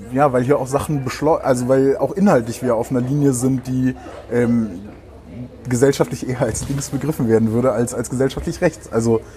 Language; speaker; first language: German; native; German